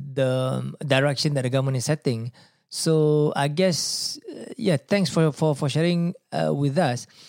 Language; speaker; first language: English; non-native, local second language; Malay